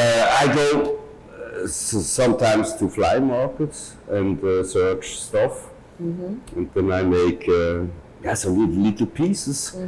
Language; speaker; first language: English; non-native, learner; German